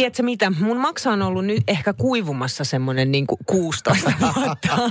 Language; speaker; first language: Finnish; native; Finnish